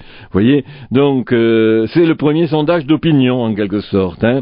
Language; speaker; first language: French; native; French